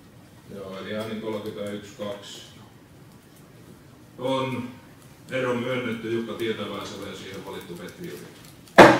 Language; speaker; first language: Finnish; native; Finnish